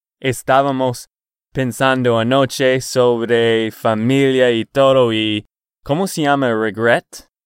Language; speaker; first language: Spanish; non-native, learner; English